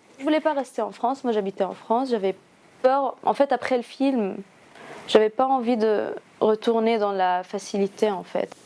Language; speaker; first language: French; non-native, local second language; Arabic